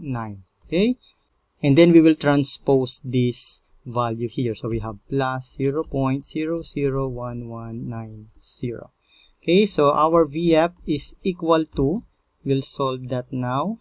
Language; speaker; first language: English; non-native, local second language; Filipino